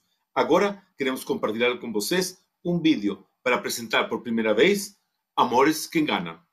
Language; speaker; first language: Portuguese; non-native, fluent; Spanish